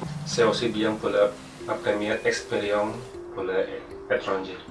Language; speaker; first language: French; non-native, learner; Indonesian